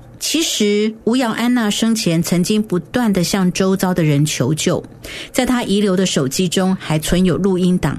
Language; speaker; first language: Chinese; native; Chinese